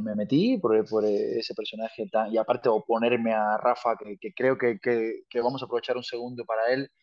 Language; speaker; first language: Spanish; native; Spanish